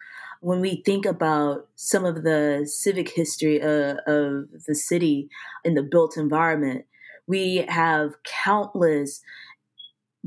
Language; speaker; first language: English; native; English